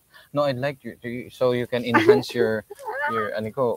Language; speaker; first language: English; non-native, local second language; Filipino